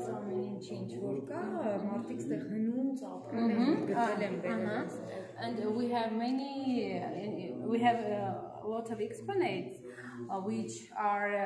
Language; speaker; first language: English; non-native, learner; Armenian